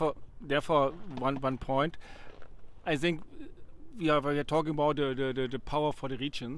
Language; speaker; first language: English; non-native, learner; German